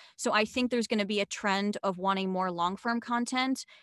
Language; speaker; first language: English; non-native, fluent; German